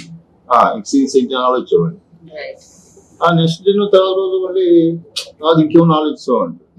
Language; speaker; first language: Telugu; native; Telugu